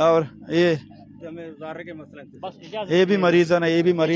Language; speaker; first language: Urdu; non-native, local second language; Baluchi